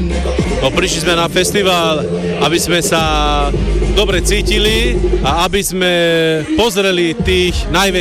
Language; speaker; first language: Slovak; non-native, local second language; Romany